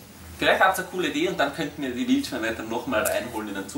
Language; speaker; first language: German; native; German